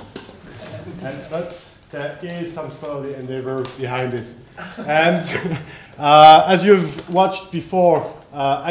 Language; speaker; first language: English; non-native, fluent; French